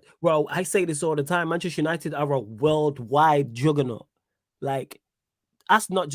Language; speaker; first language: English; native; English